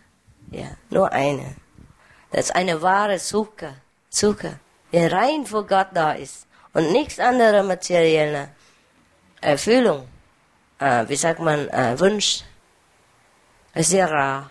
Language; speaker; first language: German; non-native, fluent; Vietnamese